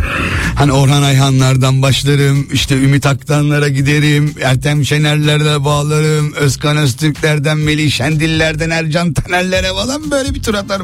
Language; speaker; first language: Turkish; native; Turkish